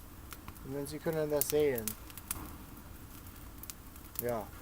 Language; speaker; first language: German; non-native, learner; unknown